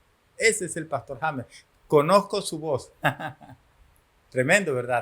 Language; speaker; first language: Spanish; native; Spanish